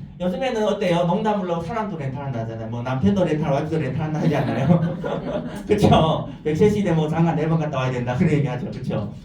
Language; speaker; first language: Korean; non-native, fluent; Chinese